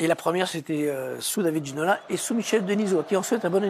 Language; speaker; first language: French; native; French